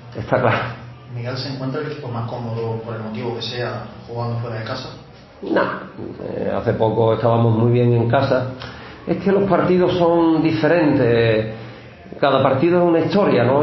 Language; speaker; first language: Spanish; native; Spanish